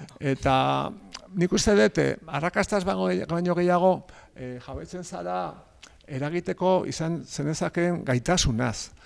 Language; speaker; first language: Basque; native; Basque